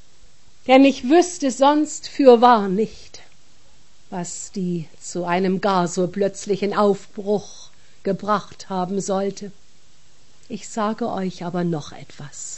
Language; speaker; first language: German; native; German